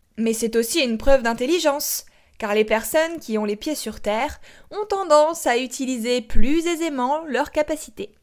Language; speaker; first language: French; native; French